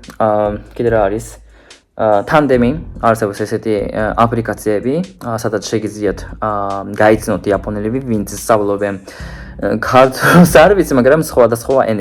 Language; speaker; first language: Georgian; non-native, fluent; Japanese